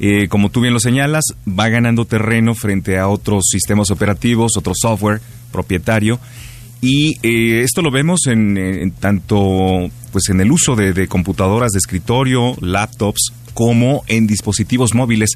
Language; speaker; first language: Spanish; native; Spanish